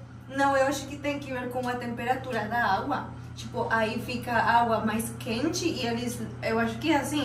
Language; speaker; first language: Portuguese; non-native, fluent; Spanish